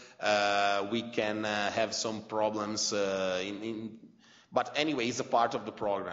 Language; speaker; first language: English; non-native, fluent; Italian